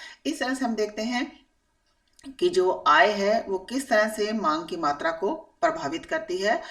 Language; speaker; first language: Hindi; native; Hindi